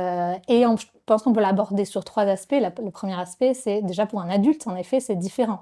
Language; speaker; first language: French; native; French